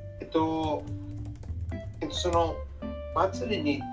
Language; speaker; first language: Japanese; non-native, learner; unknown